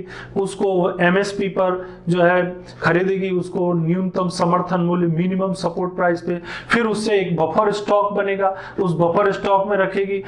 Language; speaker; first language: Hindi; native; Hindi